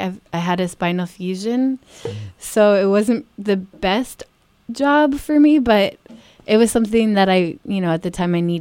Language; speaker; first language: English; native; English